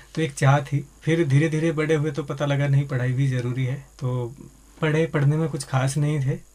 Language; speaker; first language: Hindi; native; Hindi